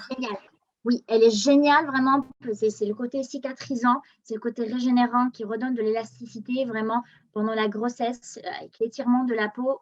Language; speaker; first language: French; non-native, local second language; Arabic